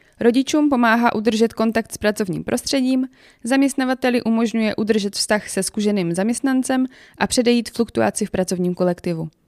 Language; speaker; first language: Czech; native; Czech